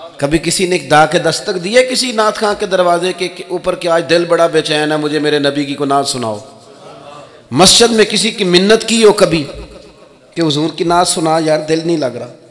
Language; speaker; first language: Urdu; non-native, local second language; Punjabi